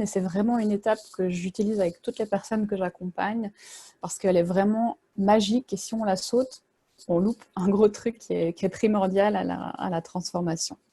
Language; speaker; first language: French; native; French